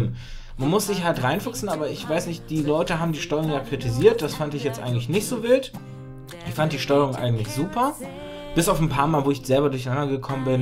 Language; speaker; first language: German; native; German